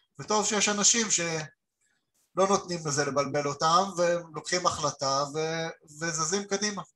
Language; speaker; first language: Hebrew; native; Hebrew